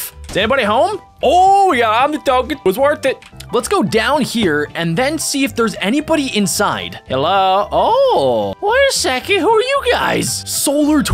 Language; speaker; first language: English; native; English